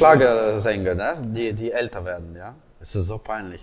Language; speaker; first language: German; non-native, fluent; Russian